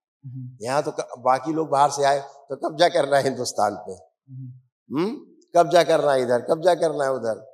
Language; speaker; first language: Hindi; native; Hindi